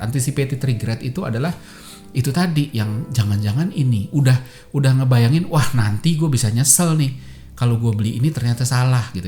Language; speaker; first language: Indonesian; native; Indonesian